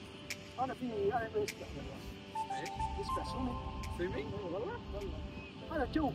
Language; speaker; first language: Arabic; non-native, learner; Bangla